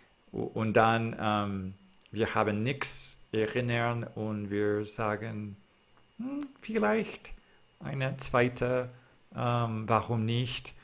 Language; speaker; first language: German; non-native, learner; English